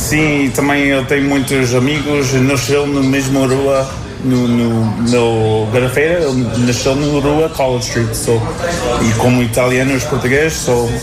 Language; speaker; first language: Portuguese; early bilingual, heritage; Portuguese